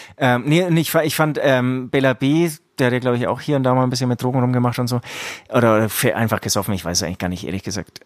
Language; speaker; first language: German; early bilingual, other home language; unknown